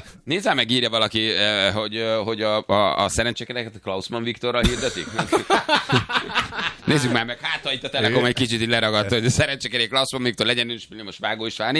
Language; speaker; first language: Hungarian; native; Hungarian